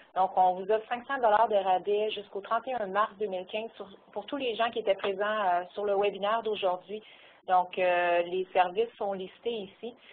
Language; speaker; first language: French; native; French